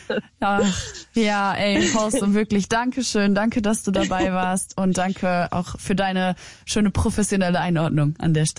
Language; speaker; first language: German; native; German